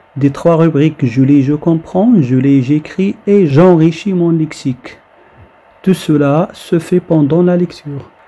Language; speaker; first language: French; non-native, local second language; Arabic